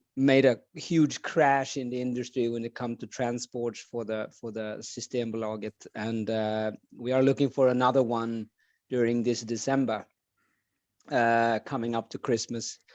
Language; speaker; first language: English; non-native, fluent; Swedish